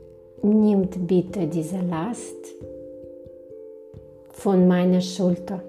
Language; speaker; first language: German; non-native, fluent; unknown